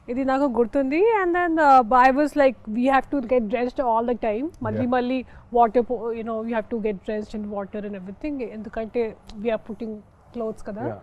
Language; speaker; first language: Telugu; non-native, fluent; Hindi